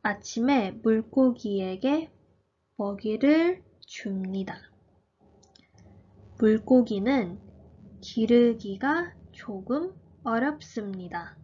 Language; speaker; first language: Korean; early bilingual, heritage; Korean